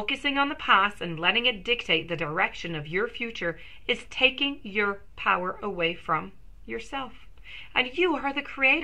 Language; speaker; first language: English; non-native, local second language; French